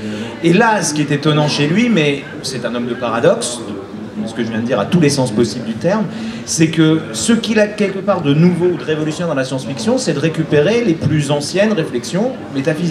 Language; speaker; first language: French; native; French